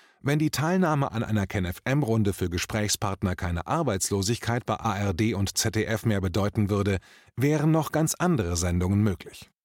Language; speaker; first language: German; native; German